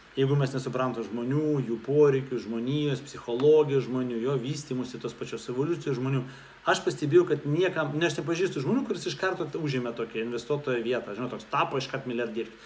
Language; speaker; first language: Lithuanian; non-native, local second language; Russian